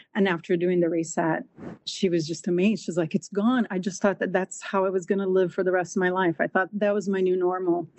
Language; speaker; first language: English; non-native, fluent; Portuguese